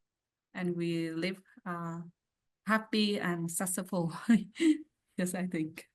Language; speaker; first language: English; non-native, learner; Vietnamese